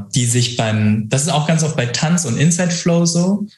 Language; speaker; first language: German; native; German